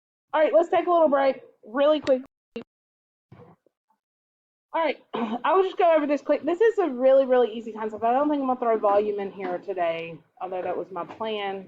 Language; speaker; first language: English; native; English